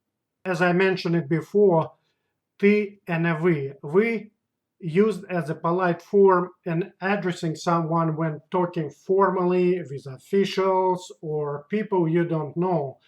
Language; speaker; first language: English; non-native, fluent; Russian